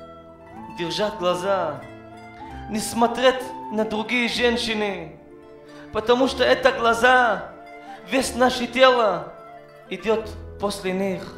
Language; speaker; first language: Russian; non-native, learner; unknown